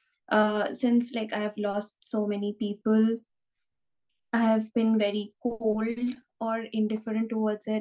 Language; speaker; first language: English; non-native, local second language; Bangla